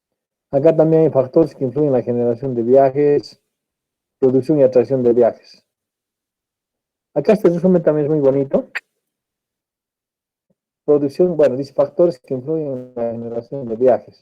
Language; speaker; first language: Spanish; native; Spanish